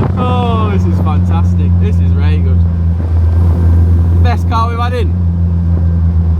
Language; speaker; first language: English; native; English